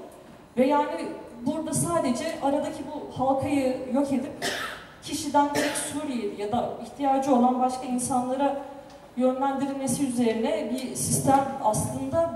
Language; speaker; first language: Turkish; native; Turkish